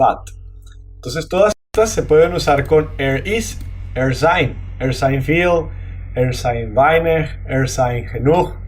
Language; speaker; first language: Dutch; non-native, learner; Spanish